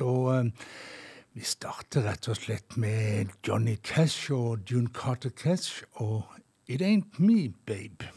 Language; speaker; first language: Norwegian; native; Norwegian